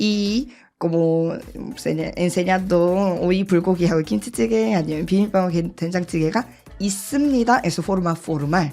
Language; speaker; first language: Spanish; non-native, learner; Korean